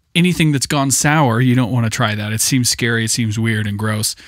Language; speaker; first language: English; native; English